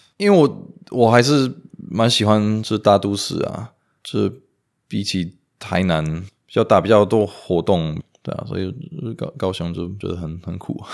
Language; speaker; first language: Chinese; non-native, fluent; Romanian